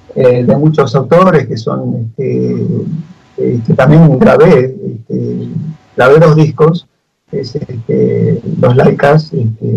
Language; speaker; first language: Spanish; native; Spanish